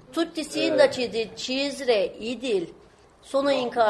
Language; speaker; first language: Italian; non-native, learner; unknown